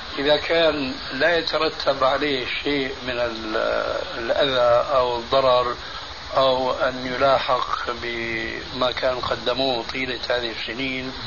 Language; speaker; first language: Arabic; early bilingual, other home language; Albanian